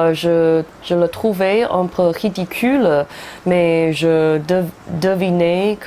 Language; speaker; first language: French; non-native, fluent; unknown